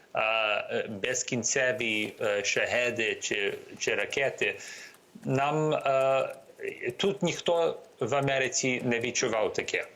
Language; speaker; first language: Ukrainian; early bilingual, heritage; Ukrainian